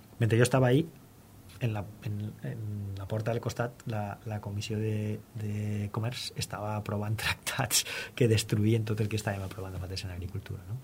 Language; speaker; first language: Catalan; non-native, local second language; Spanish